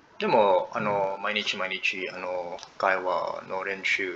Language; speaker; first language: Japanese; non-native, learner; English